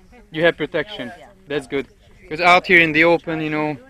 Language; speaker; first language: English; non-native, fluent; Hungarian